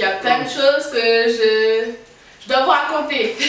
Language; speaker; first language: French; native; French